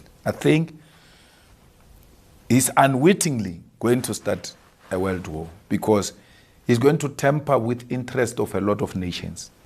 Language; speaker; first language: English; non-native, local second language; Northern Sotho